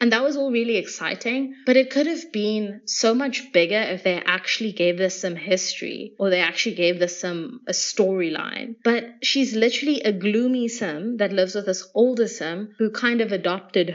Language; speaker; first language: English; native; English